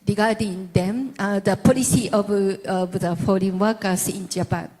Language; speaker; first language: English; non-native, learner; Japanese